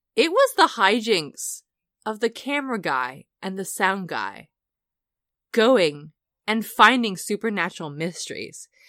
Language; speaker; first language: English; native; English